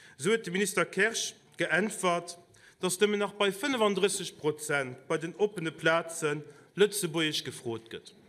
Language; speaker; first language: Luxembourgish; native; Luxembourgish